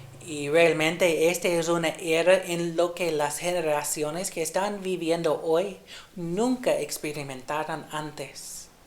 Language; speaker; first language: Spanish; non-native, fluent; English